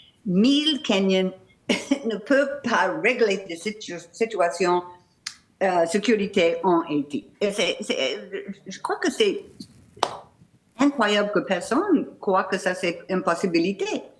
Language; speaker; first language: French; non-native, learner; English